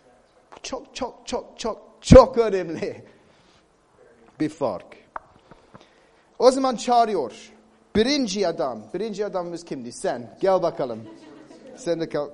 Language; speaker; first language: Turkish; non-native, fluent; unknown